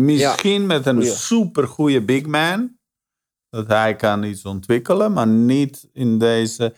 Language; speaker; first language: Dutch; non-native, fluent; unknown